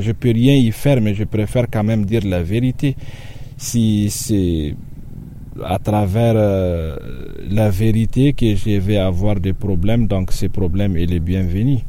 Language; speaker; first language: French; non-native, local second language; Tamasheq